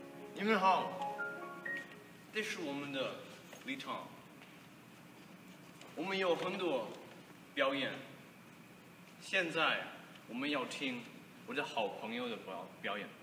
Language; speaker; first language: Chinese; non-native, learner; English